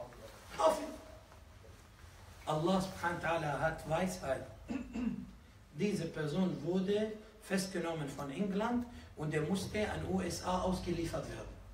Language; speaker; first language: German; non-native, fluent; Arabic